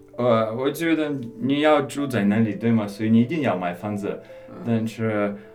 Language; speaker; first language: Chinese; non-native, learner; English